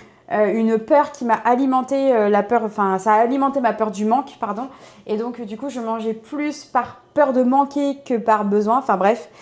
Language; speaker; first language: French; native; French